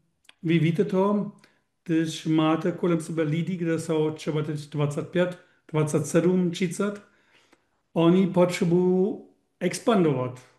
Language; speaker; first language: Czech; non-native, learner; German